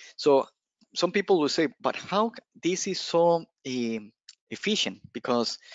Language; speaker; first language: English; non-native, fluent; Spanish